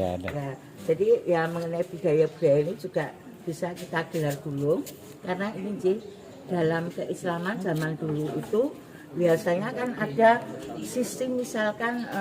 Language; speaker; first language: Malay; non-native, local second language; Javanese